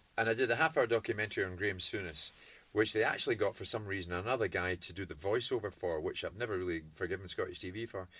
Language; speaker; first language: English; native; English